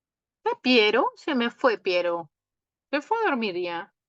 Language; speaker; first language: Spanish; native; Spanish